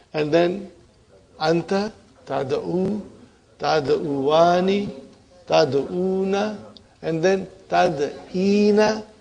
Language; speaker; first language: Arabic; non-native, fluent; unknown